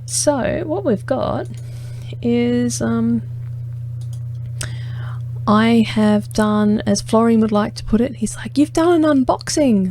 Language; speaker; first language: English; native; English